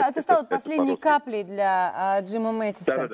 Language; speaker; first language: Russian; native; Russian